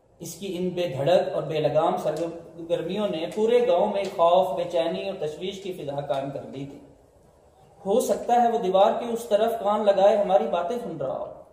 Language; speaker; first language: Urdu; non-native, local second language; Punjabi